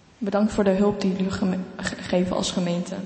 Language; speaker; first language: Dutch; non-native, fluent; Ukrainian